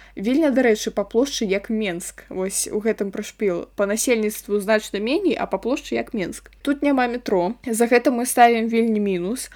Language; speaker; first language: Belarusian; non-native, local second language; Russian